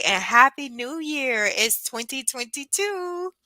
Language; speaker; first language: English; native; English